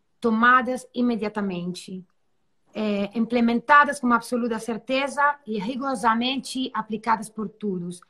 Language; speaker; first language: Portuguese; non-native, learner; Italian